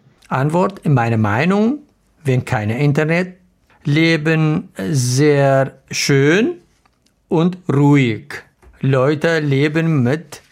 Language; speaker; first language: German; non-native, learner; Arabic